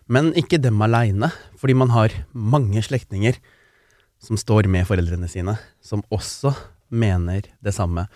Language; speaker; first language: Norwegian; early bilingual, other home language; Tamil